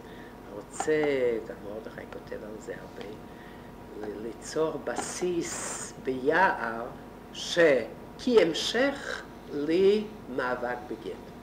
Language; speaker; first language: Hebrew; non-native, fluent; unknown